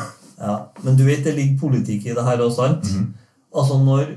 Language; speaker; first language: Norwegian; native; Norwegian